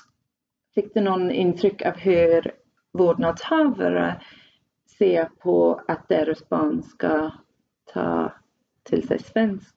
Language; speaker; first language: Swedish; non-native, fluent; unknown